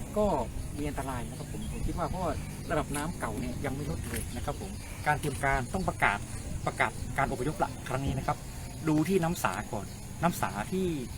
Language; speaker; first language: Thai; native; Thai